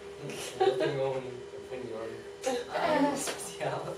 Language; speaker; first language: Spanish; non-native, learner; English